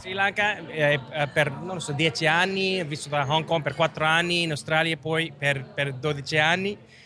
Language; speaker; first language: Italian; non-native, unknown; Sinhala